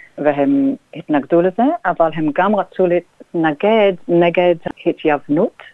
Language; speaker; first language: Hebrew; non-native, fluent; English